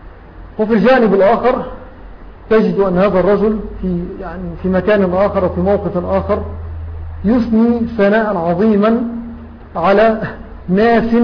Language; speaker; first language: Arabic; native; Arabic